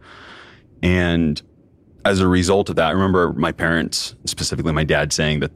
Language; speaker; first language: English; native; English